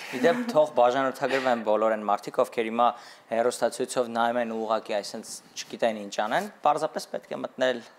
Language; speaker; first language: Armenian; native; Armenian